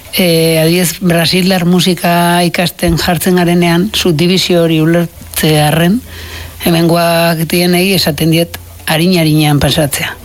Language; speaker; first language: Basque; native; Basque